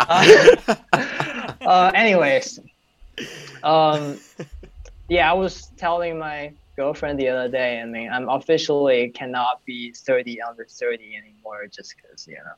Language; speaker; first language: English; non-native, fluent; Chinese